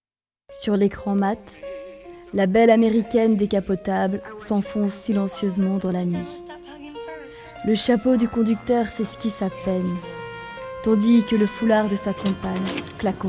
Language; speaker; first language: French; native; French